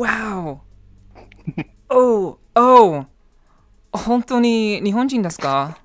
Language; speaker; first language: Japanese; non-native, learner; English